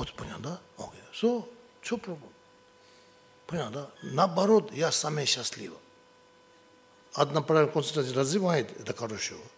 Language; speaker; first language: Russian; non-native, learner; Tibetan